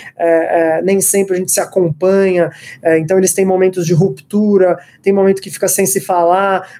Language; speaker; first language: Portuguese; native; Portuguese